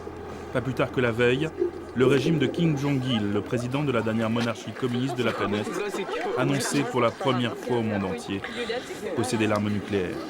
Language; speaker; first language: French; native; French